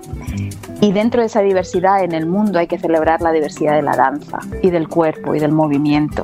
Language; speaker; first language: Spanish; native; Spanish